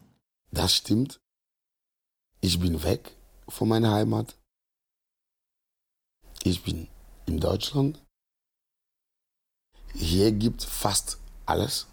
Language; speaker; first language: German; non-native, learner; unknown